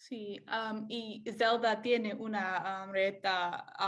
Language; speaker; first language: Spanish; non-native, learner; English